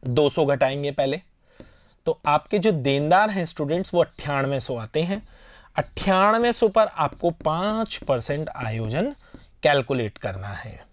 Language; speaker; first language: Hindi; native; Hindi